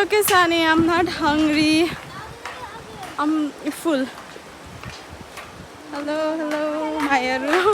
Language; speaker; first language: English; non-native, learner; Nepali